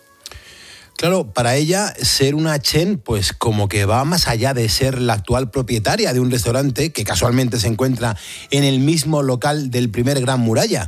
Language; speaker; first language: Spanish; native; Spanish